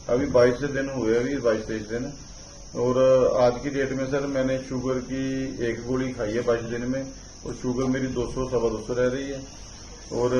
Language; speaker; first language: Hindi; non-native, local second language; Punjabi